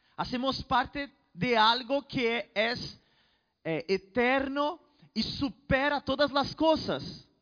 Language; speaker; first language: Spanish; non-native, fluent; Portuguese